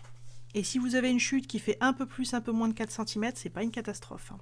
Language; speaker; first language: French; native; French